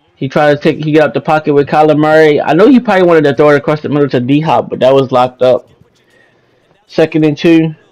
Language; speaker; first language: English; native; English